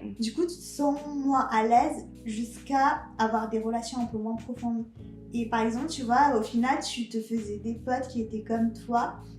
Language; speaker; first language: French; non-native, local second language; Malagasy